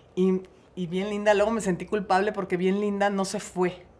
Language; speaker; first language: Spanish; native; Spanish